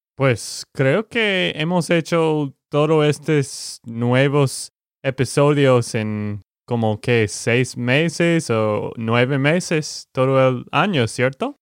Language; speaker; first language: Spanish; non-native, fluent; English